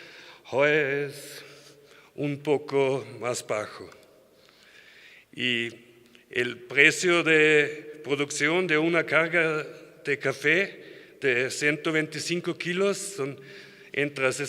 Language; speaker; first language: Spanish; non-native, learner; German